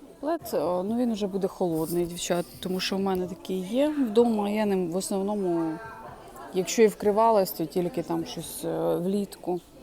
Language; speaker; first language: Ukrainian; native; Ukrainian